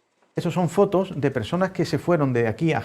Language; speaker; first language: Spanish; native; Spanish